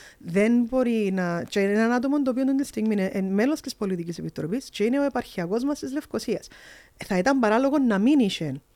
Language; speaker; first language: Greek; early bilingual, heritage; Greek